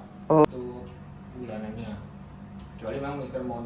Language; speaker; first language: Indonesian; native; Indonesian